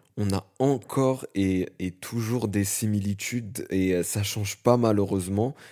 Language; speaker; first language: French; native; French